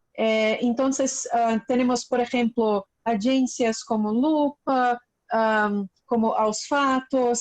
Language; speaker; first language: Spanish; non-native, learner; Portuguese